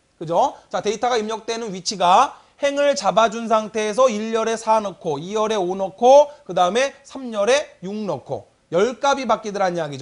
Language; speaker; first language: Korean; native; Korean